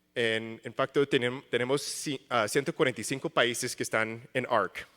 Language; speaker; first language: Spanish; early bilingual, heritage; English